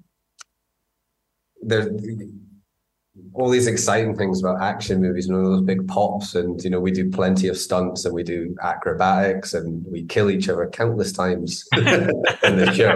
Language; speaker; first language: English; native; English